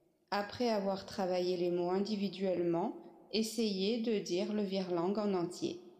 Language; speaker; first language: French; native; French